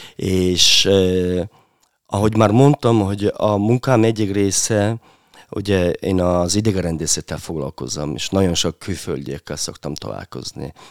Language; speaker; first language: Hungarian; non-native, fluent; Mongolian